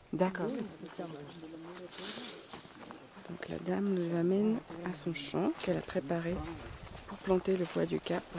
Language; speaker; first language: French; native; French